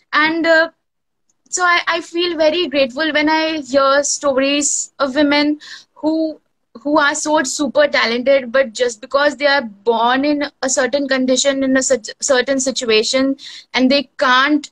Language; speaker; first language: English; non-native, local second language; Bangla